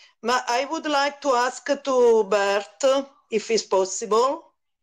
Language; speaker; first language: English; non-native, learner; Italian